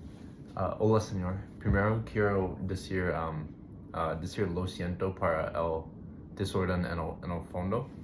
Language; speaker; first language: Spanish; non-native, learner; English